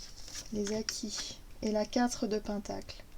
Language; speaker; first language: French; native; French